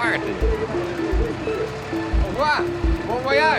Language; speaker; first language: French; non-native, learner; Dutch